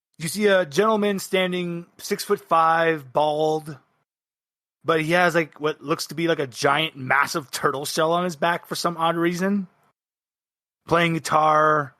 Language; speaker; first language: English; native; English